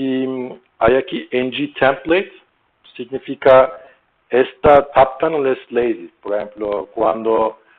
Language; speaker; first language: Spanish; non-native, learner; Turkish